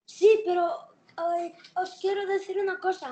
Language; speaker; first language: Spanish; early bilingual, heritage; Spanish